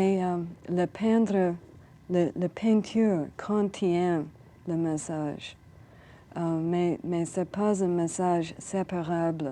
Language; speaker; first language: French; non-native, learner; English